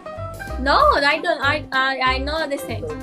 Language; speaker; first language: English; non-native, learner; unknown